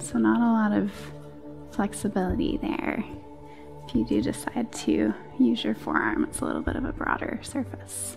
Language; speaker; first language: English; native; English